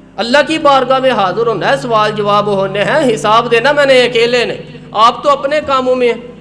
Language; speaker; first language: Urdu; non-native, local second language; Punjabi